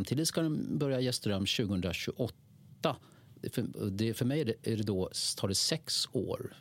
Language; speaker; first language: Swedish; native; Swedish